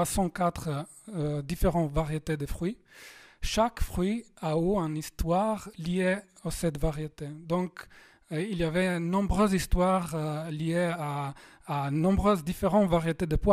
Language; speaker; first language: French; non-native, fluent; Slovenian